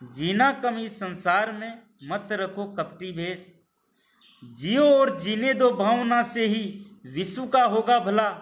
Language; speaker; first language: Hindi; native; Hindi